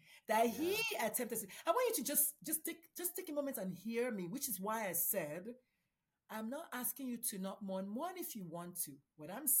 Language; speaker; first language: English; non-native, local second language; Igbo